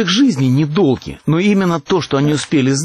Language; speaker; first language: Russian; native; Russian